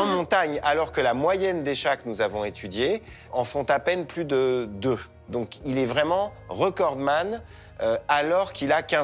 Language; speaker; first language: French; native; French